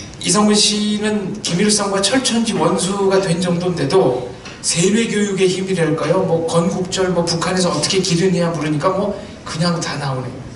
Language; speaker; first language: Korean; native; Korean